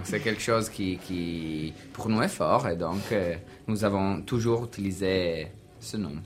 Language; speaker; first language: French; non-native, learner; Italian